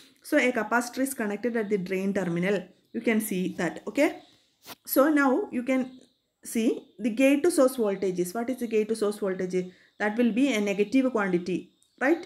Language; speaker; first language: English; non-native, local second language; Malayalam